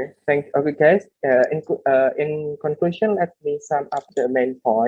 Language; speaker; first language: English; non-native, learner; Indonesian